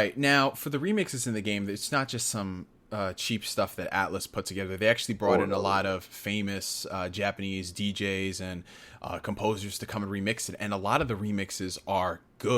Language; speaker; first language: English; native; English